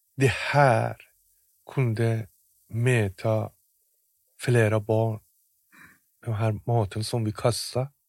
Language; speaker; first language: Swedish; non-native, fluent; Persian